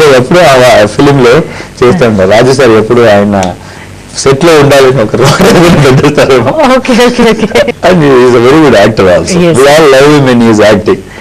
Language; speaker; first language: Telugu; non-native, learner; Tamil